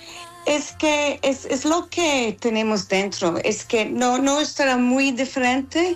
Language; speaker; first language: Spanish; non-native, learner; English